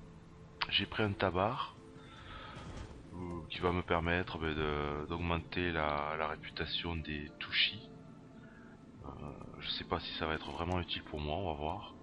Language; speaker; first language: French; native; French